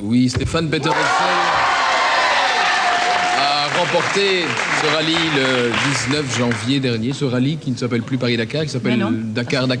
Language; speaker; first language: French; native; French